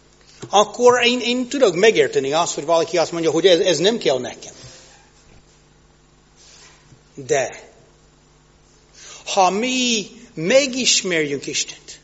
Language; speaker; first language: Hungarian; non-native, fluent; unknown